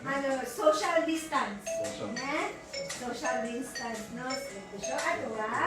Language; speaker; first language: Japanese; non-native, learner; Filipino